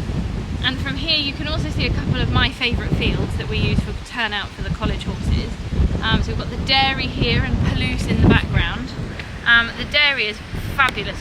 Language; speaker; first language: English; native; English